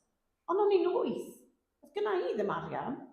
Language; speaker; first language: Welsh; native; Welsh